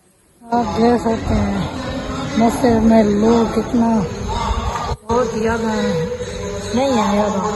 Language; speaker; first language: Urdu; non-native, local second language; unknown